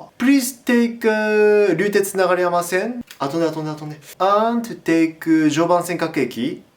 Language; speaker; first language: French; non-native, fluent; Japanese